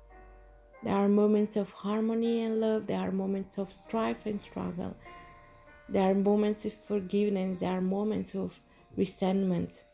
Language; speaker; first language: English; non-native, fluent; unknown